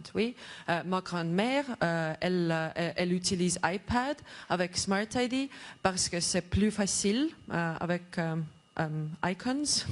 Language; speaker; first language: French; non-native, learner; Estonian